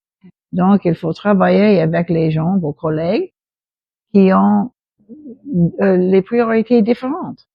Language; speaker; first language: French; non-native, local second language; English